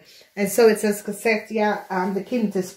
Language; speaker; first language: Dutch; non-native, fluent; English